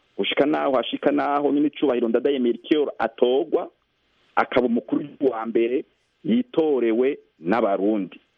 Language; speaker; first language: Rundi; native; Rundi